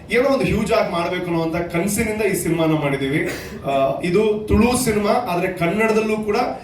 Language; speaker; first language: Kannada; non-native, local second language; Tulu